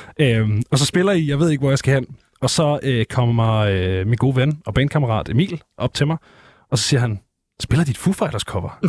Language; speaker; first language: Danish; native; Danish